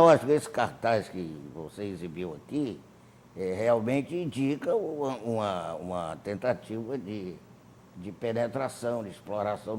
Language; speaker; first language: Portuguese; native; Portuguese